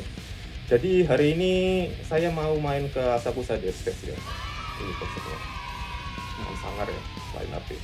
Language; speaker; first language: Indonesian; non-native, fluent; Japanese